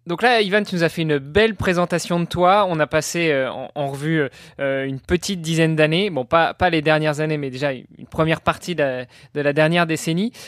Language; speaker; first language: French; non-native, fluent; Italian